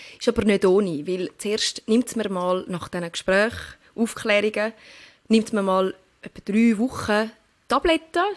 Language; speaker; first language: German; early bilingual, other home language; Turkish